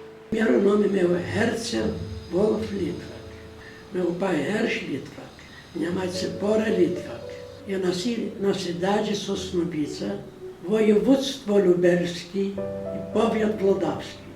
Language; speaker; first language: Portuguese; non-native, fluent; Polish